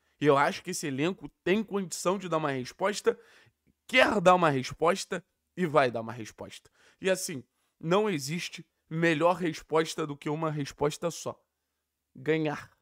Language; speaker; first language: Portuguese; native; Portuguese